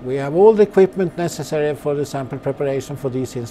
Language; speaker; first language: English; non-native, fluent; Swedish